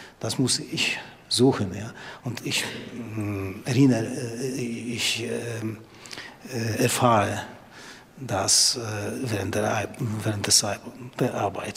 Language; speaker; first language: German; non-native, learner; Polish